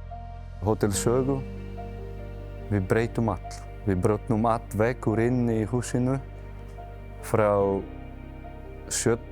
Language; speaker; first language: Icelandic; non-native, learner; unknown